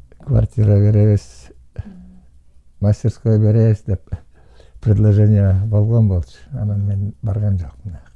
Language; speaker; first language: Kyrgyz; non-native, local second language; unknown